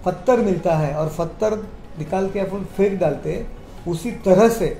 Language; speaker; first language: Hindi; non-native, local second language; Marathi